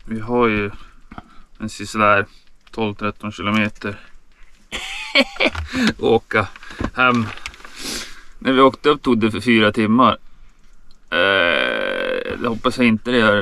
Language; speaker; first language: Swedish; native; Swedish